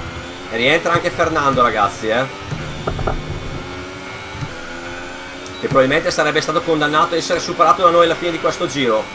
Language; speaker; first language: Italian; native; Italian